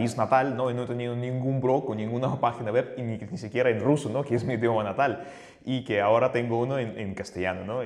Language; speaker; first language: Spanish; native; Spanish